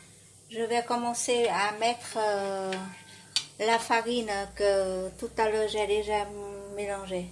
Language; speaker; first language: French; non-native, fluent; Vietnamese